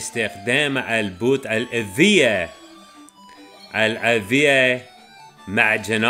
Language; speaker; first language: Arabic; non-native, learner; English